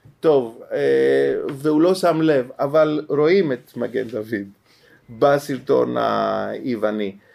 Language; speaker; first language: Hebrew; non-native, fluent; Greek